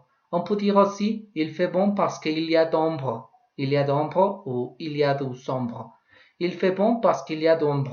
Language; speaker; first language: French; non-native, learner; Spanish